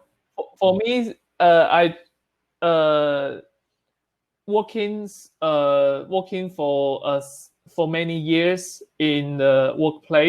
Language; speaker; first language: English; non-native, learner; Chinese